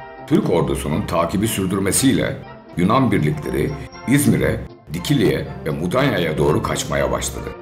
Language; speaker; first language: Turkish; native; Turkish